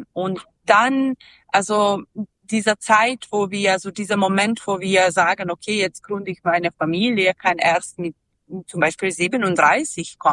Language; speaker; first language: German; non-native, learner; Serbian